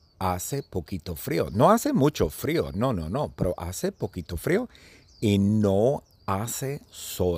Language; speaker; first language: Spanish; early bilingual, heritage; Spanish